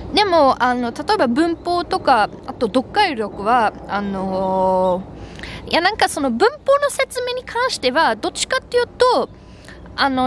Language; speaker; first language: Japanese; non-native, fluent; German